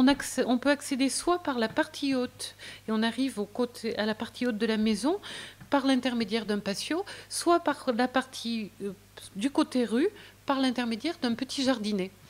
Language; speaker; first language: French; native; French